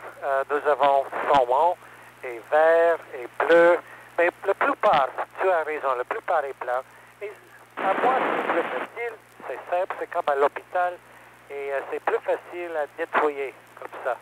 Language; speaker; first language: French; non-native, learner; English